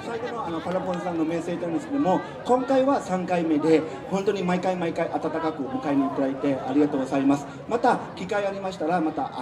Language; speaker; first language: Japanese; non-native, fluent; Thai